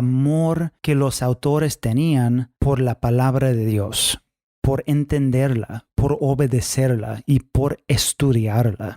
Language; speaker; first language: Spanish; non-native, fluent; English